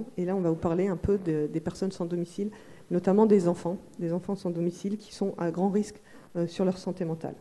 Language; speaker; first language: French; native; French